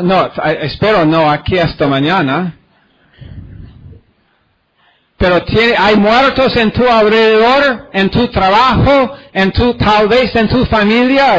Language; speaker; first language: Spanish; non-native, fluent; English